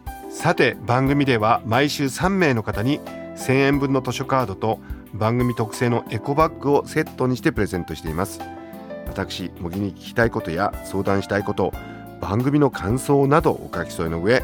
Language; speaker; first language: Japanese; native; Japanese